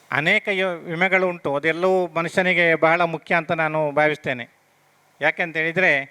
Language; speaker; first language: Kannada; native; Kannada